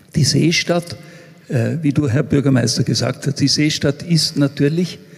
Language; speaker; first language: German; native; German